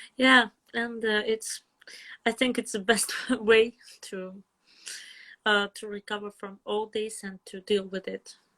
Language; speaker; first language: English; non-native, fluent; Russian